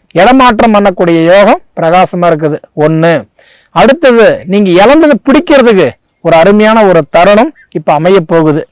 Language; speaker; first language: Tamil; native; Tamil